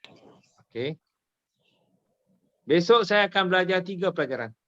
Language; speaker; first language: Indonesian; non-native, local second language; Malay